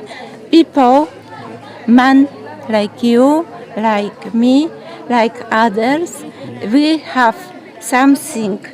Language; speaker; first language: English; non-native, learner; Polish